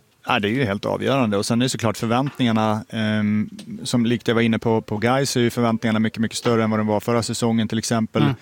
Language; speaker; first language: Swedish; native; Swedish